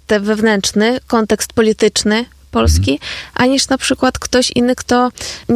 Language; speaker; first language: Polish; non-native, fluent; Ukrainian